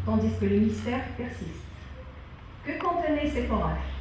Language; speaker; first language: French; non-native, local second language; Arabic